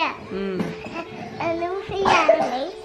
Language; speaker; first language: Dutch; early bilingual, other home language; Turkish